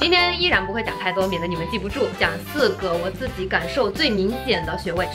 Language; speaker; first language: Chinese; native; Chinese